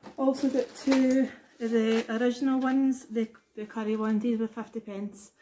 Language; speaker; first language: English; native; English